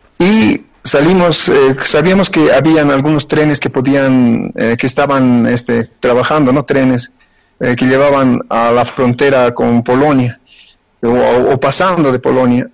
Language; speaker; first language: Spanish; native; Spanish